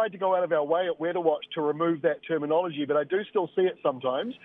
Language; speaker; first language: English; native; English